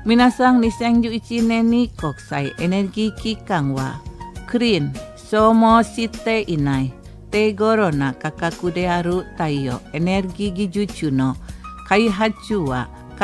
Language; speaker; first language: Japanese; non-native, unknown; Indonesian